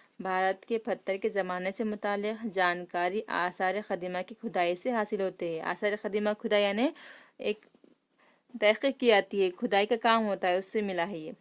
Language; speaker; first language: Urdu; native; Urdu